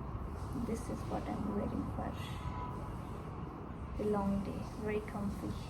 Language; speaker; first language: English; non-native, fluent; Nepali